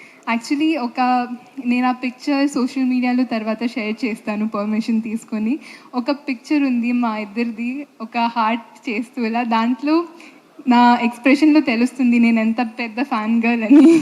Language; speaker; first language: Telugu; non-native, fluent; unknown